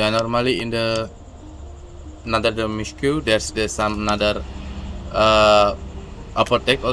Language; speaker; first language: English; non-native, learner; Indonesian